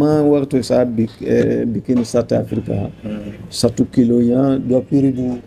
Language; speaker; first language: Indonesian; non-native, learner; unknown